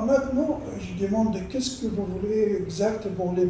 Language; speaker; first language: French; non-native, learner; Arabic